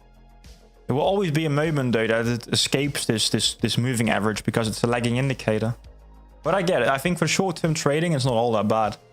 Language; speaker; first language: English; non-native, fluent; Dutch